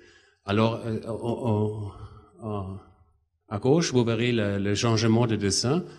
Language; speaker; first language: French; non-native, fluent; German